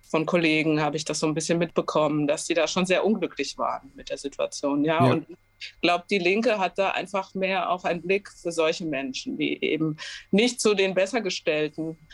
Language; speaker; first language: German; early bilingual, other home language; Romanian